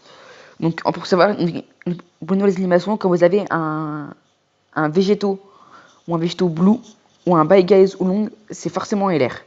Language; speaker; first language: French; native; French